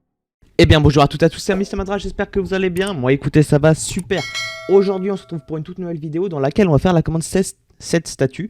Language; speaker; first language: French; native; French